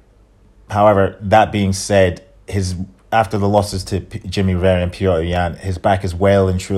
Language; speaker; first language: English; native; English